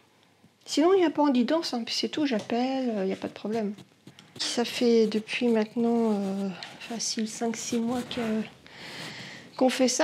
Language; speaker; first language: French; native; French